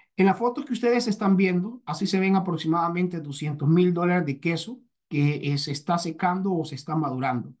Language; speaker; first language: Spanish; native; Spanish